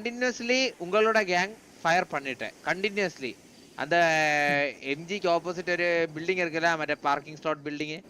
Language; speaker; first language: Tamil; non-native, learner; Malayalam